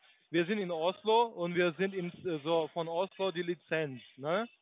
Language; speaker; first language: German; non-native, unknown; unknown